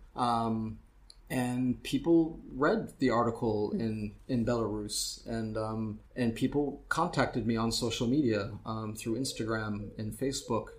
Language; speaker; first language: English; native; English